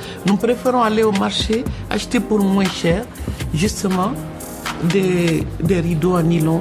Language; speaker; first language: French; non-native, local second language; Bambara